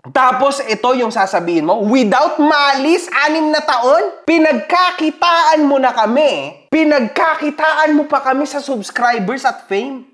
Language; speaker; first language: Filipino; native; Filipino